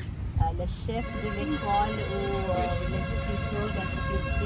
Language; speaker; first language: French; non-native, learner; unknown